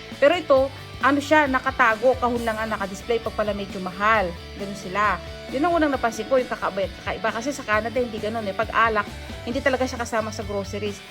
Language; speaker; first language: Filipino; non-native, local second language; Pampanga